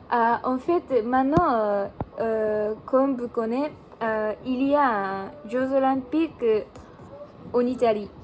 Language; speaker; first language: French; non-native, learner; Japanese